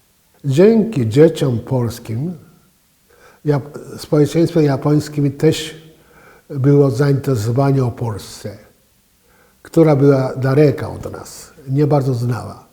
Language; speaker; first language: Polish; non-native, fluent; Japanese